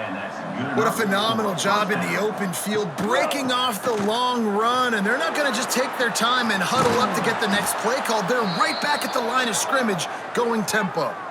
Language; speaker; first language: English; native; English